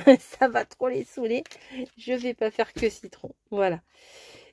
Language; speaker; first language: French; native; French